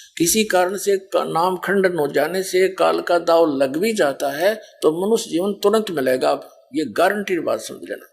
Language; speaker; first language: Hindi; native; Hindi